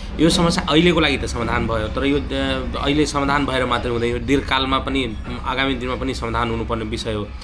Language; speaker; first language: Nepali; non-native, local second language; Maithili